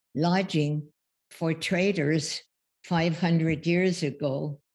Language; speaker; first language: English; early bilingual, other home language; German